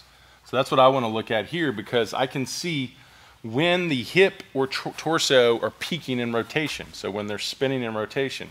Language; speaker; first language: English; native; English